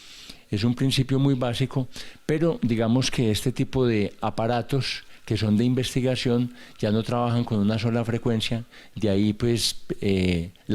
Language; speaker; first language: Spanish; native; Spanish